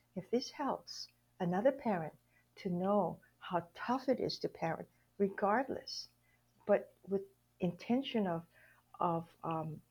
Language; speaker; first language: English; native; English